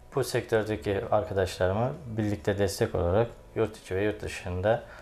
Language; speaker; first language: Turkish; native; Turkish